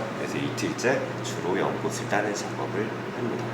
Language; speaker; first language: Korean; native; Korean